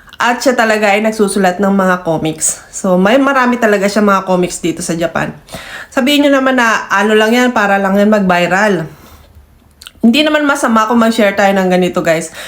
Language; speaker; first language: Filipino; native; Filipino